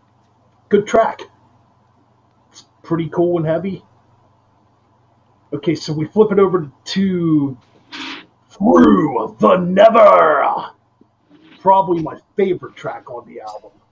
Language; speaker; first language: English; native; English